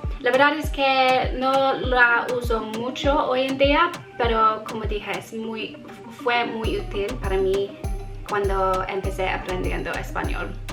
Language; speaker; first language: Spanish; non-native, learner; English